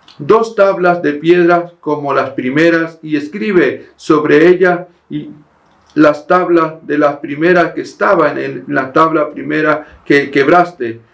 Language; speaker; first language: Spanish; native; Spanish